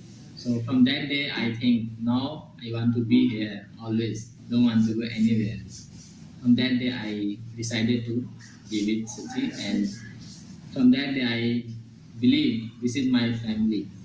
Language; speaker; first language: English; non-native, learner; Hindi